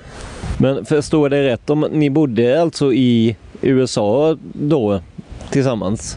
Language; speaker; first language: Swedish; native; Swedish